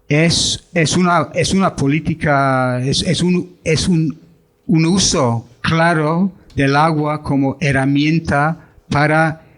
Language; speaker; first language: Spanish; non-native, fluent; English